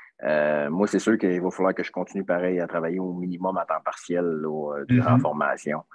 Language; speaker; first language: French; native; French